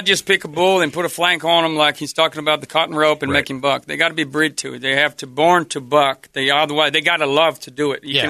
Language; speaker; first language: English; non-native, fluent; Portuguese